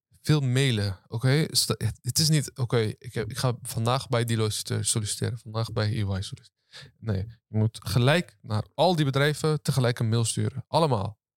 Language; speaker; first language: Dutch; early bilingual, other home language; Turkish